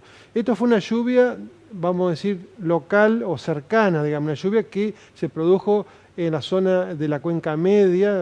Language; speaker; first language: Spanish; native; Spanish